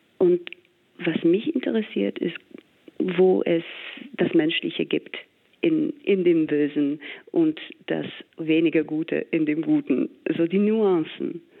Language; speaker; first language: German; non-native, fluent; English